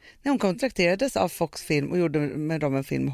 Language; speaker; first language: Swedish; native; Swedish